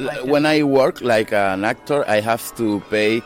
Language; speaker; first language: English; non-native, learner; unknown